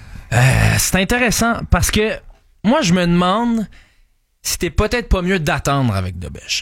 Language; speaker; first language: French; native; French